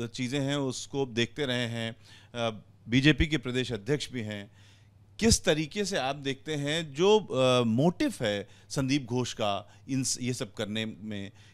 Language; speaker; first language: Hindi; native; Hindi